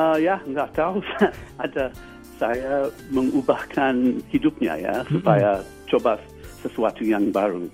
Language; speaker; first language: Indonesian; non-native, fluent; English